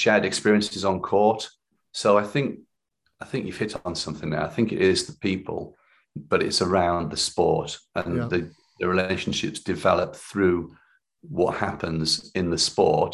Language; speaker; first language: English; native; English